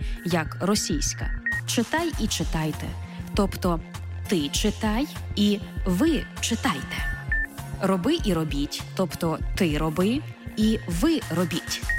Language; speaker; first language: Ukrainian; native; Ukrainian